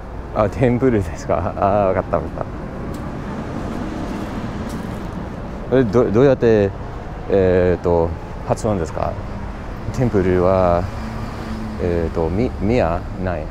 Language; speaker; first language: Japanese; non-native, learner; English